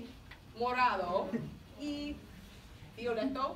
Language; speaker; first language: Spanish; non-native, fluent; English